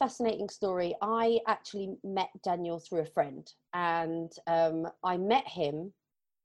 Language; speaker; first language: English; native; English